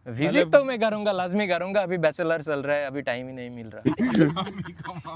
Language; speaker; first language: Hindi; non-native, fluent; Bangla